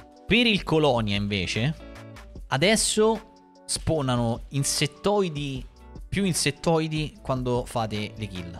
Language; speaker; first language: Italian; native; Italian